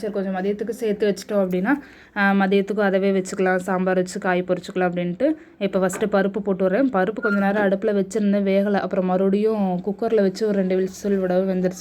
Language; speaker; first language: Tamil; native; Tamil